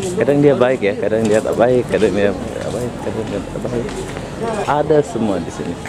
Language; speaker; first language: Indonesian; native; Indonesian